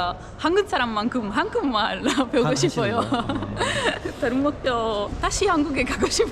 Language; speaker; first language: Korean; non-native, learner; Italian